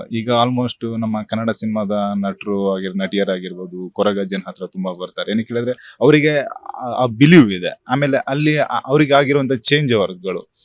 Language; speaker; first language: Kannada; native; Kannada